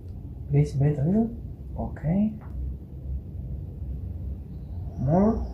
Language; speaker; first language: English; non-native, learner; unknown